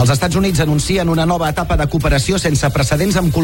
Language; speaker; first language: Catalan; native; Catalan